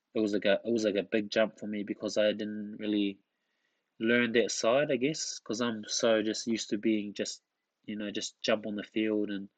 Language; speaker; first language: English; early bilingual, other home language; Tongan